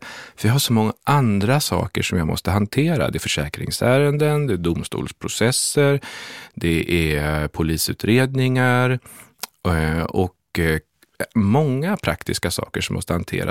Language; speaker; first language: Swedish; native; Swedish